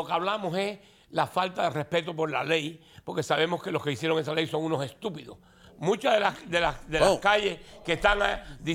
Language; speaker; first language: Spanish; native; Spanish